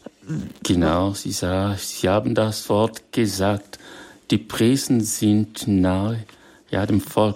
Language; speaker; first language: German; non-native, fluent; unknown